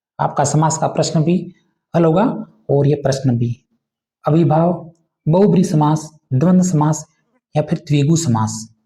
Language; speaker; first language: Hindi; native; Hindi